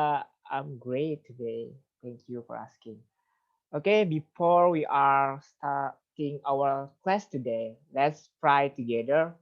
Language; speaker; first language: English; non-native, fluent; Indonesian